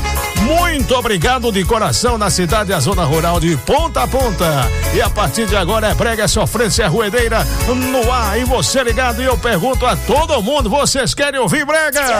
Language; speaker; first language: Portuguese; native; Portuguese